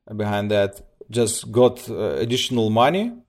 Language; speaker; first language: English; early bilingual, other home language; Russian